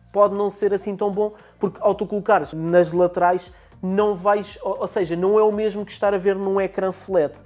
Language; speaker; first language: Portuguese; native; Portuguese